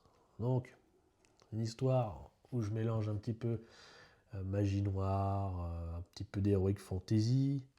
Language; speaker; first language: French; native; French